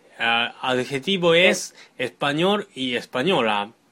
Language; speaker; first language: Spanish; non-native, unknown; Japanese